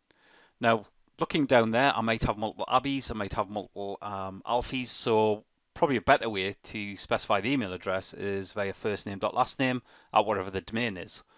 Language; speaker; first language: English; native; English